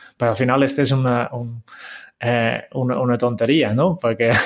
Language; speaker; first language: Spanish; non-native, fluent; Dutch